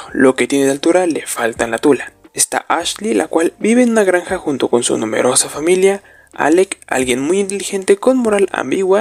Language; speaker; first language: Spanish; native; Spanish